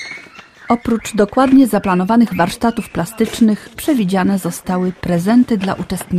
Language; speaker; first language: Polish; native; Polish